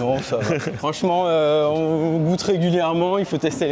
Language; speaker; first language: French; native; French